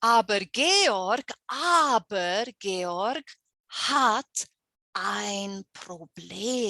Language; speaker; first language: German; non-native, fluent; English